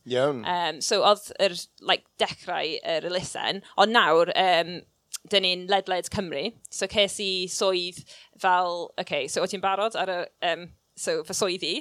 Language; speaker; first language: Welsh; non-native, local second language; English